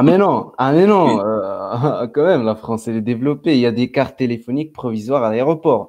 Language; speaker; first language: French; non-native, local second language; Arabic